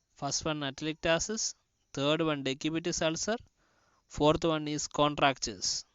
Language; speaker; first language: English; non-native, local second language; Malayalam